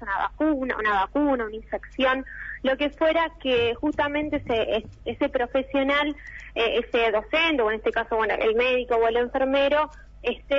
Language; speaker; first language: Spanish; native; Spanish